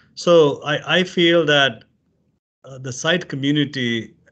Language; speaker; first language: English; non-native, local second language; Urdu